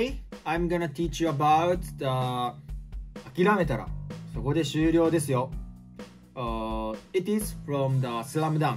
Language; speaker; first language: English; non-native, learner; Japanese